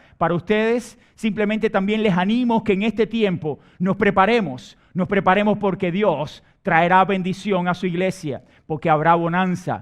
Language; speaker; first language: Spanish; native; Spanish